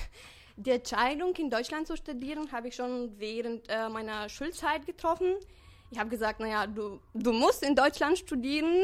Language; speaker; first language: German; non-native, fluent; Bulgarian